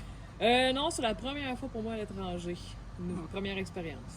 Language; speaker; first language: French; native; French